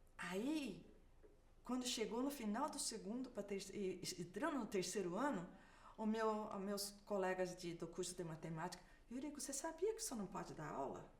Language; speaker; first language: Portuguese; early bilingual, other home language; Japanese